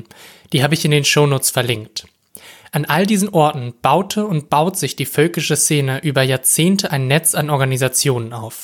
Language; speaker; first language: German; native; German